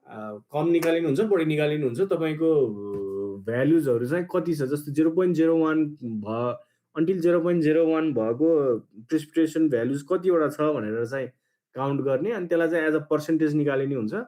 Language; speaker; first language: Nepali; native; Nepali